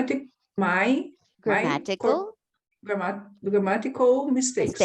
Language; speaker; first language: English; non-native, learner; Portuguese